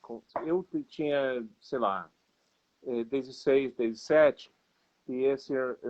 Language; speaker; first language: Portuguese; non-native, fluent; English